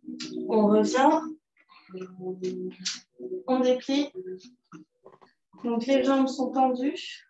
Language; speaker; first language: French; native; French